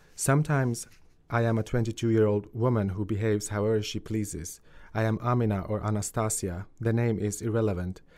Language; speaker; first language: English; early bilingual, other home language; Finnish